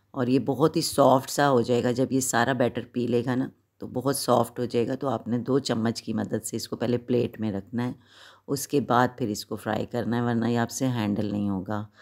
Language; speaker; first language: Hindi; native; Hindi